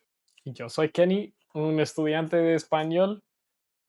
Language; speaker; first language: Spanish; non-native, learner; English